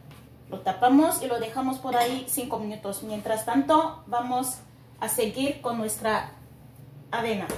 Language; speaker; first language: Spanish; non-native, learner; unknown